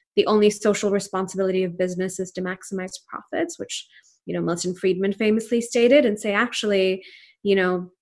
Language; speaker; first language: English; non-native, local second language; Urdu